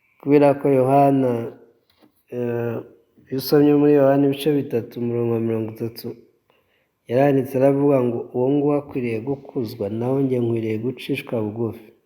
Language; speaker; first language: Kinyarwanda; native; Kinyarwanda